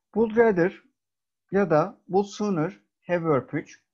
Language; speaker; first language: English; non-native, fluent; Turkish